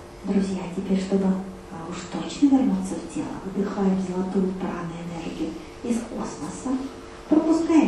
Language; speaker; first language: Russian; native; Russian